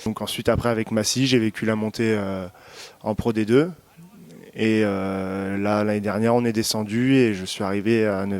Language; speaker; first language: French; native; French